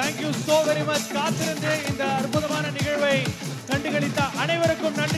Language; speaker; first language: Tamil; native; Tamil